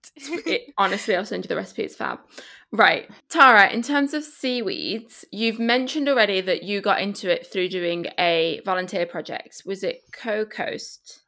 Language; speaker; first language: English; early bilingual, other home language; Spanish